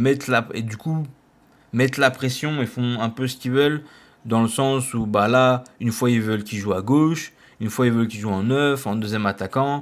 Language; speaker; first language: French; native; French